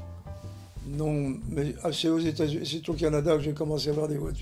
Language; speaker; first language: French; native; French